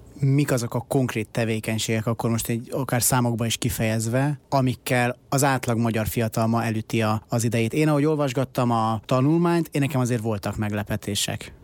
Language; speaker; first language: Hungarian; native; Hungarian